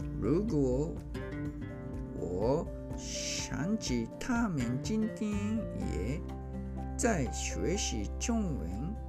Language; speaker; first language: Chinese; non-native, learner; Japanese